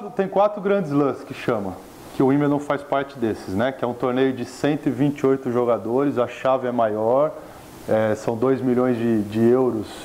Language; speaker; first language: Portuguese; native; Portuguese